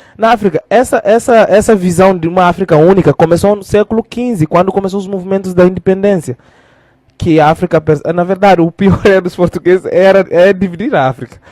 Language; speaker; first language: Portuguese; non-native, local second language; Fula